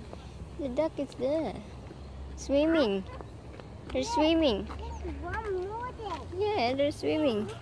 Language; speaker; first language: English; non-native, learner; Filipino